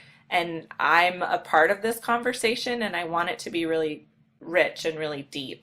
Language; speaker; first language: English; native; English